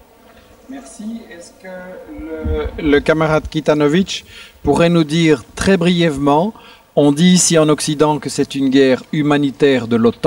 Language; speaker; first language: French; native; French